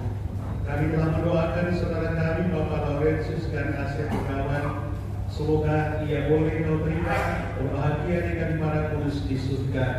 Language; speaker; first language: Indonesian; native; Indonesian